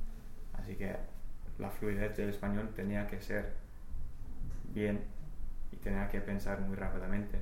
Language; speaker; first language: Spanish; non-native, fluent; English